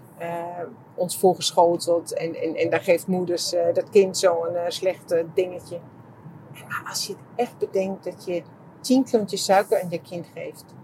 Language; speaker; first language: Dutch; non-native, fluent; Czech